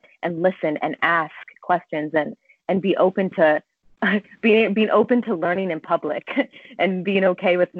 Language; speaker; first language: English; native; English